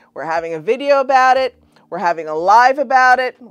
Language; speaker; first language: English; native; English